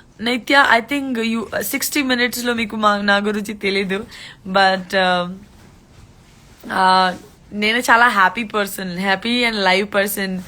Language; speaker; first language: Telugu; non-native, learner; Gujarati